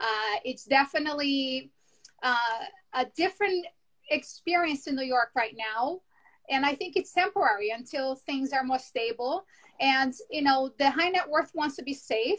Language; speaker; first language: English; non-native, fluent; Portuguese